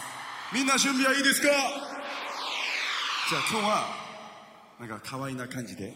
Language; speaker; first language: Japanese; non-native, fluent; Korean